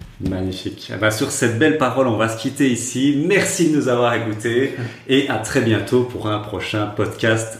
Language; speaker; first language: French; native; French